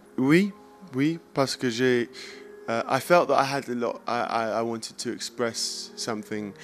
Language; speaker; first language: English; native; English